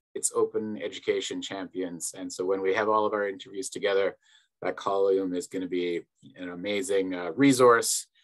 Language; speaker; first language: English; native; English